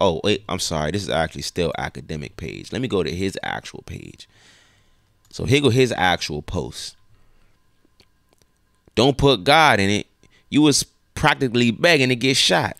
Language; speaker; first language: English; native; English